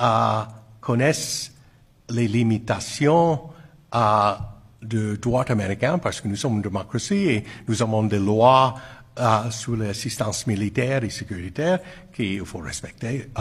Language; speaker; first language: French; non-native, fluent; English